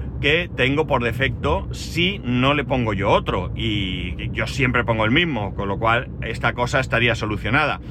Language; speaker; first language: Spanish; native; Spanish